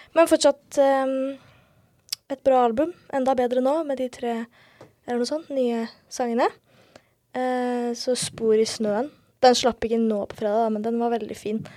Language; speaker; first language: Norwegian; early bilingual, other home language; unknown